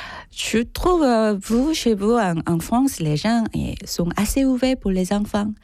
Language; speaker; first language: French; non-native, fluent; Korean